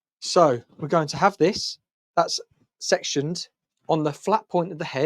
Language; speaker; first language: English; native; English